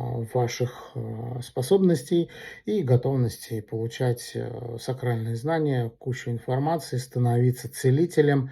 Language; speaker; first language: Russian; native; Russian